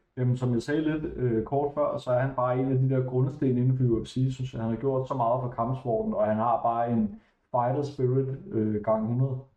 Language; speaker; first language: Danish; native; Danish